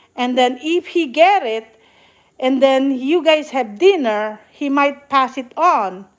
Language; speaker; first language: English; non-native, local second language; Filipino